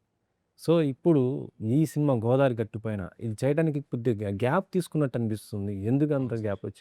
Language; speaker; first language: Telugu; native; Telugu